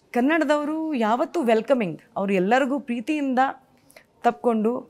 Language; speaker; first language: Kannada; non-native, local second language; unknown